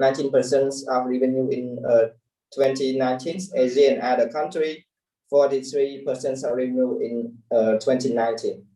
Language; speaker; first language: English; non-native, learner; Khmer